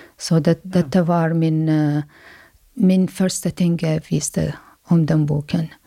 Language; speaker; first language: Norwegian; non-native, learner; Arabic